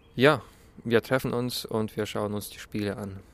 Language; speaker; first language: German; early bilingual, other home language; Russian